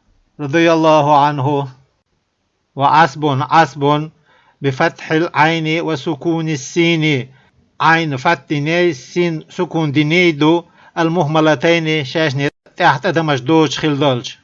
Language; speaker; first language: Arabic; non-native, fluent; Chechen